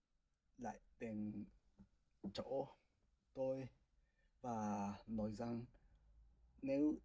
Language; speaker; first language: Vietnamese; non-native, learner; Japanese